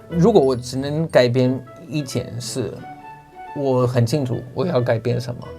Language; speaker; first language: Chinese; non-native, fluent; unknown